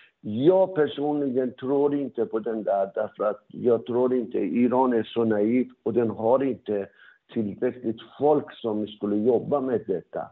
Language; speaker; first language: Swedish; non-native, fluent; Persian